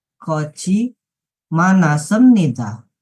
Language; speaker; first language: Korean; non-native, learner; Indonesian